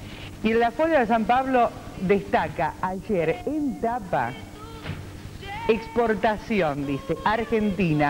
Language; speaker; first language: Spanish; native; Spanish